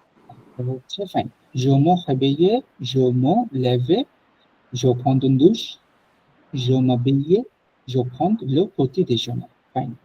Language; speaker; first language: French; non-native, fluent; Bangla